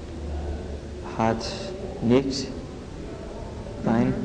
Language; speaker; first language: German; non-native, learner; English